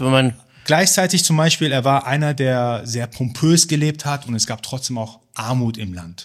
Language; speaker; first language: German; early bilingual, other home language; Persian